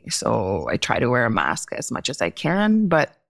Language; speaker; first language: English; non-native, local second language; Hindi